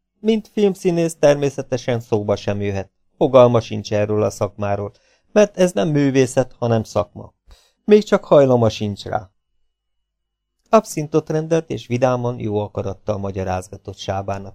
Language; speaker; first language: Hungarian; native; Hungarian